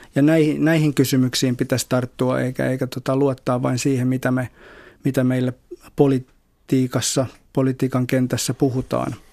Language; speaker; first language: Finnish; native; Finnish